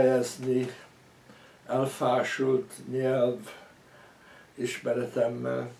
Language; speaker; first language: Hungarian; early bilingual, heritage; Hungarian